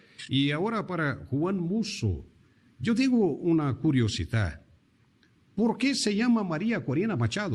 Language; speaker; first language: Spanish; non-native, fluent; Portuguese